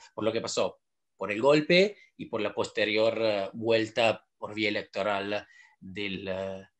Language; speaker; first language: Spanish; non-native, fluent; Italian